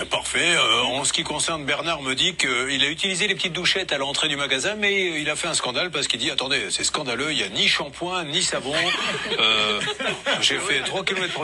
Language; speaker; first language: French; native; French